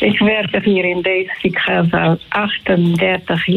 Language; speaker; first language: Dutch; non-native, fluent; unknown